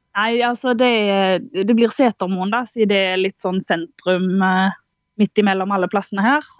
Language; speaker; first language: Norwegian; native; Norwegian